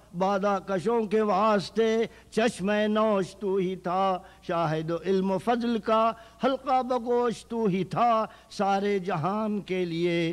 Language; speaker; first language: Urdu; native; Urdu